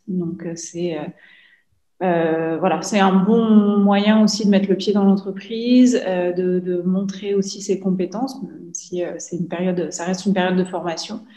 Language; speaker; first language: French; native; French